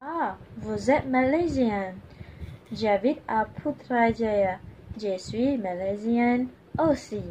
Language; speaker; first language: French; non-native, learner; Malay